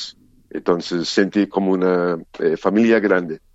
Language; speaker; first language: Spanish; non-native, learner; English